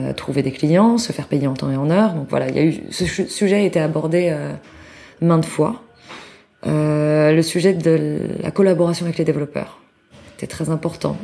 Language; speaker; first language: French; native; French